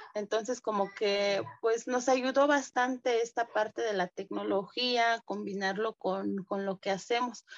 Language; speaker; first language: Spanish; non-native, local second language; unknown